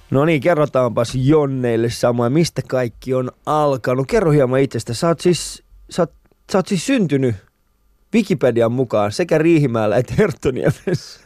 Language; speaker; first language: Finnish; early bilingual, other home language; Persian